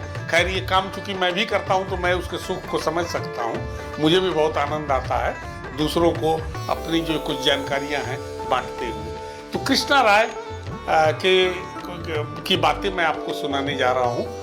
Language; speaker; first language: Hindi; native; Hindi